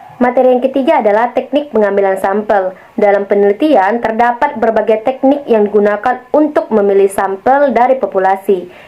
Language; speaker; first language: Indonesian; native; Indonesian